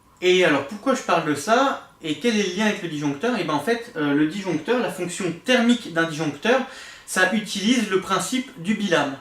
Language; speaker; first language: French; native; French